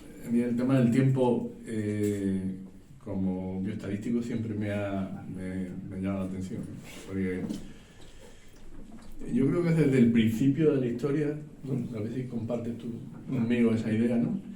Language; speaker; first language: Spanish; native; Spanish